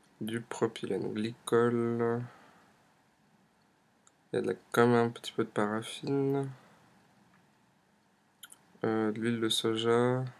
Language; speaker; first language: French; native; French